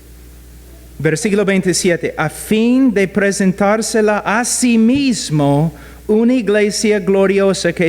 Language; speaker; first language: Spanish; non-native, fluent; English